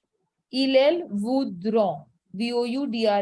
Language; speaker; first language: French; non-native, fluent; Hindi